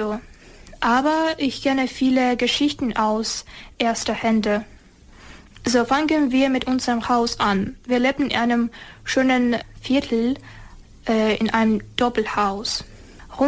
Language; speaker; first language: German; non-native, fluent; Ukrainian